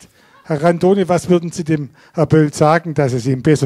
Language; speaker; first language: German; native; German